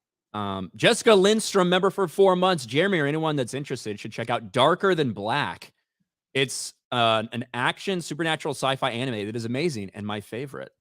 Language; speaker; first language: English; native; English